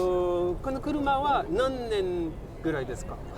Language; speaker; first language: Japanese; non-native, learner; French